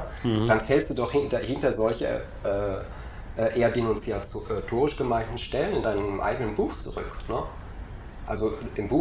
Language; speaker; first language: German; native; German